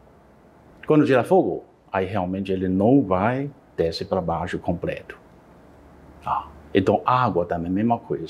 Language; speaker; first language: Portuguese; non-native, learner; Chinese